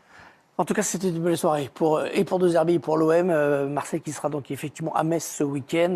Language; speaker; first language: French; native; French